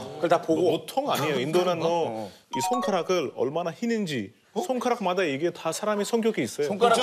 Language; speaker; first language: Korean; non-native, fluent; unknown